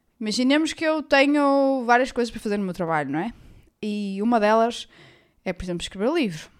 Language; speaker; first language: Portuguese; native; Portuguese